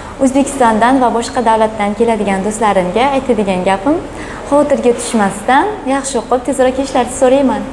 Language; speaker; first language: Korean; non-native, learner; Uzbek